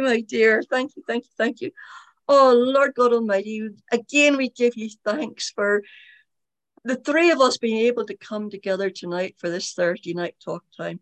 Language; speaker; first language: English; native; English